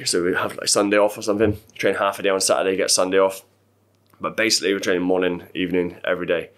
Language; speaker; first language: English; native; English